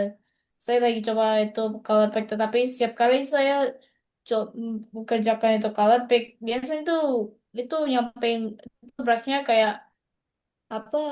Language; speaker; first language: Indonesian; non-native, learner; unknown